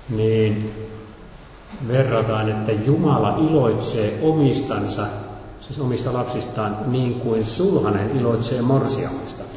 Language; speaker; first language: Finnish; native; Finnish